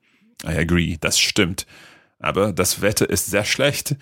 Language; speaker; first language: German; non-native, learner; English